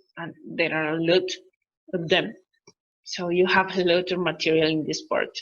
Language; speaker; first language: English; non-native, learner; Spanish